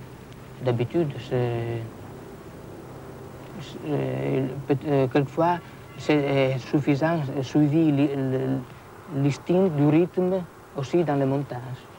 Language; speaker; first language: French; non-native, fluent; Italian